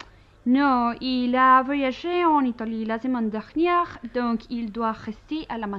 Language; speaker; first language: French; non-native, learner; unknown